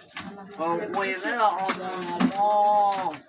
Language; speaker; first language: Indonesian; non-native, local second language; Javanese